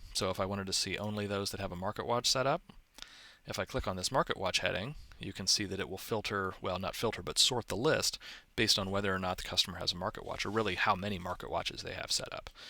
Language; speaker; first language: English; native; English